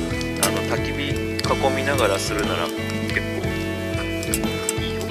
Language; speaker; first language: Japanese; native; Japanese